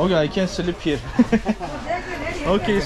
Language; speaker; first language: English; non-native, learner; Turkish